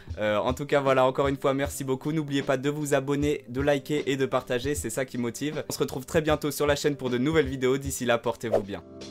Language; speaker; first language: French; native; French